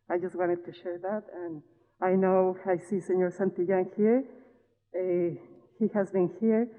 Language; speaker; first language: English; non-native, fluent; Spanish